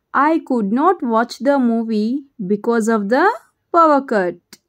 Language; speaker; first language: English; non-native, local second language; Telugu